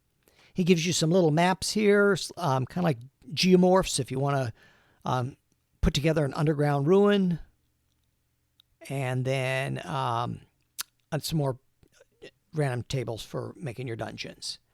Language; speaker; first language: English; native; English